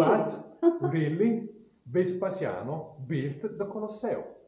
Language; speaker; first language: English; non-native, learner; Italian